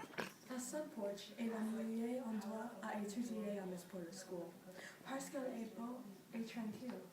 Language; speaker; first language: French; non-native, learner; English